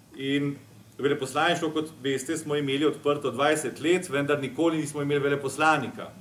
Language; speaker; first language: Slovenian; native; Slovenian